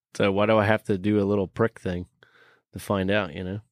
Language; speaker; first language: English; early bilingual, other home language; Hungarian